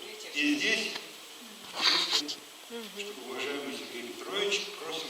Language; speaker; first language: Russian; native; Russian